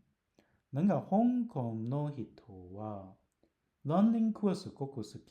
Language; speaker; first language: Japanese; non-native, fluent; Cantonese